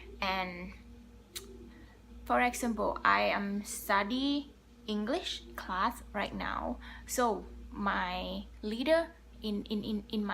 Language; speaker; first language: English; non-native, learner; Thai